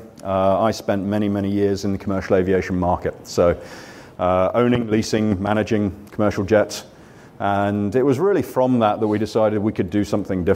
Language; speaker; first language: English; native; English